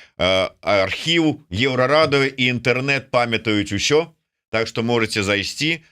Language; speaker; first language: Belarusian; native; Belarusian